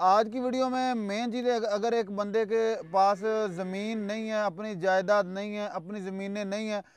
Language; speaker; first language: Urdu; non-native, local second language; Punjabi